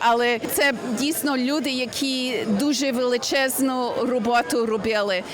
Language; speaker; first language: Ukrainian; early bilingual, heritage; Ukrainian